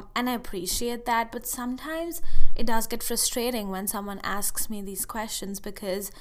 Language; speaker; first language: English; non-native, local second language; Hindi